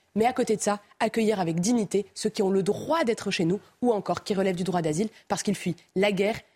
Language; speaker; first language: French; native; French